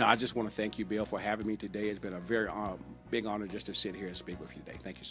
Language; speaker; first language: English; native; English